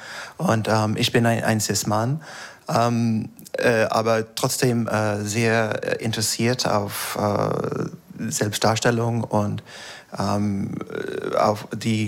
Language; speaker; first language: German; non-native, fluent; English